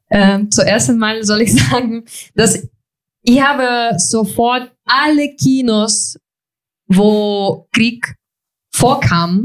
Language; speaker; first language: German; non-native, fluent; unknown